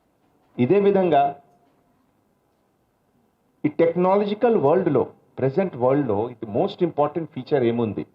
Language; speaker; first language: Telugu; non-native, learner; Hindi